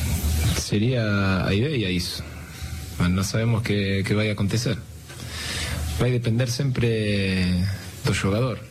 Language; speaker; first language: Portuguese; non-native, learner; Spanish